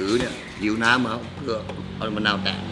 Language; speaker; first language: Thai; native; Thai